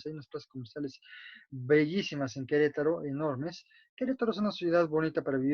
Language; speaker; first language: Spanish; native; Spanish